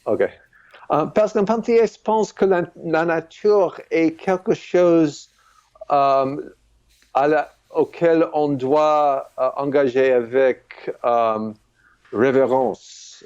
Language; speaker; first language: French; non-native, fluent; English